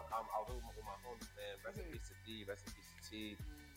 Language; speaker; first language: English; native; English